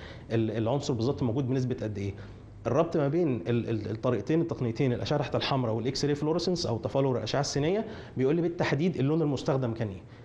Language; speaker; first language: Arabic; native; Arabic